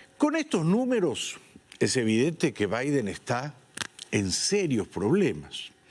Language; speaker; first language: Spanish; native; Spanish